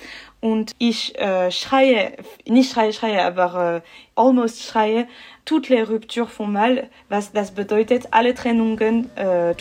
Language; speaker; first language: German; non-native, learner; French